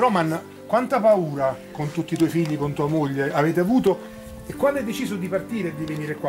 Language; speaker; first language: Italian; native; Italian